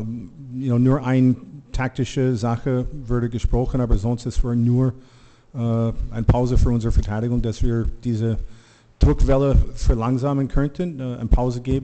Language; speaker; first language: German; non-native, learner; English